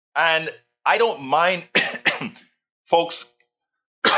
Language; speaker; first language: English; non-native, fluent; Spanish